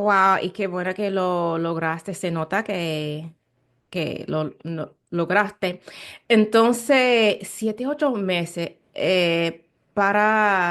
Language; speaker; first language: Spanish; non-native, learner; English